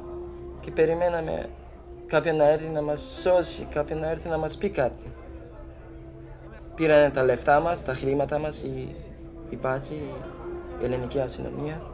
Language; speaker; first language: Greek; non-native, learner; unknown